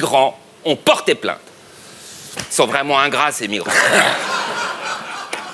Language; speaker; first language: French; native; French